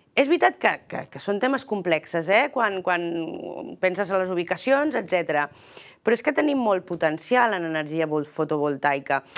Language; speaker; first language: Catalan; early bilingual, other home language; Spanish